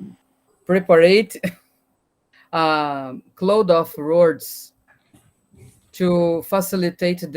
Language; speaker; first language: English; non-native, learner; Portuguese